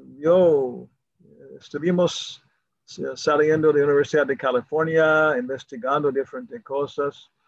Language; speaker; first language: Spanish; non-native, learner; English